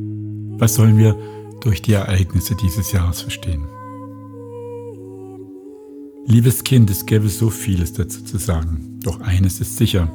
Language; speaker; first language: German; native; German